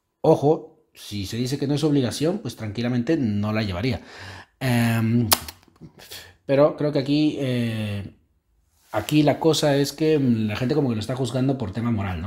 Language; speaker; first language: Spanish; native; Spanish